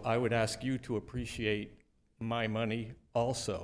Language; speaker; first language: English; native; English